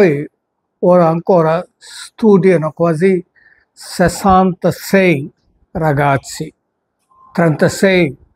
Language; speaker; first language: Italian; non-native, fluent; Telugu